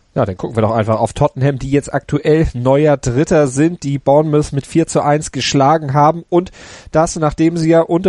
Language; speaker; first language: German; native; German